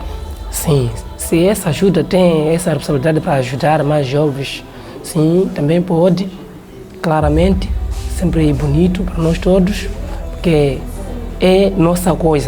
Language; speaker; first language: Portuguese; non-native, local second language; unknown